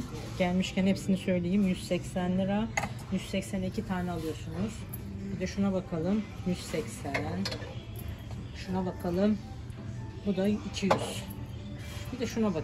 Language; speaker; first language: Turkish; native; Turkish